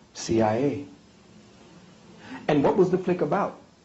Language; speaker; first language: English; native; English